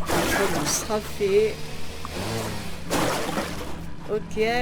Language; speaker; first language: French; native; French